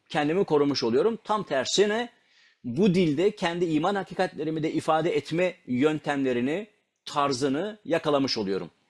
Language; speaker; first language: Turkish; non-native, local second language; Kurdish